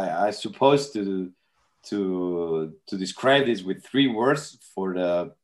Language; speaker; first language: English; non-native, fluent; Spanish